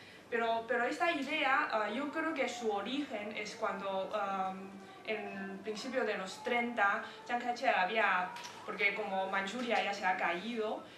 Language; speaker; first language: Spanish; non-native, fluent; Chinese